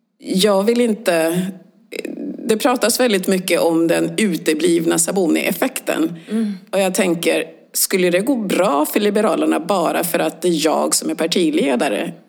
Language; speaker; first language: Swedish; early bilingual, other home language; Swahili